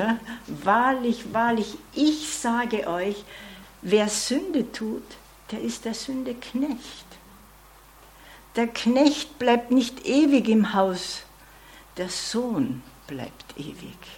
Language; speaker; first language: German; non-native, fluent; English